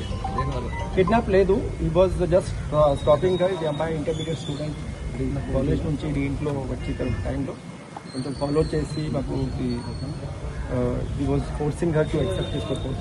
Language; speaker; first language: Telugu; non-native, learner; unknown